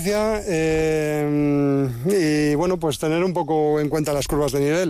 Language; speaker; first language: Spanish; native; Spanish